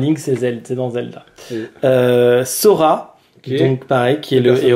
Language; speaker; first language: French; native; French